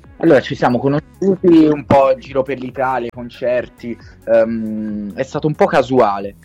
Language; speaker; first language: Italian; native; Italian